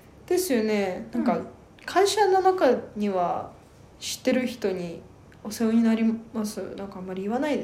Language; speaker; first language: Japanese; non-native, fluent; Russian